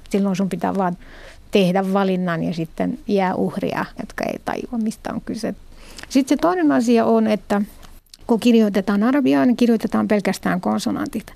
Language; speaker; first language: Finnish; non-native, fluent; Arabic